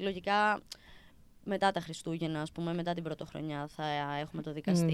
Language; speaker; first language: Greek; native; Greek